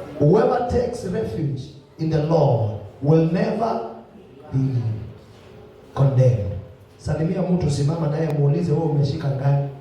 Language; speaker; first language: Swahili; non-native, local second language; Kamba